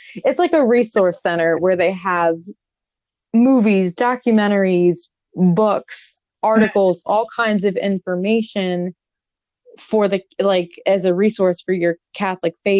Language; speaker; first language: English; native; English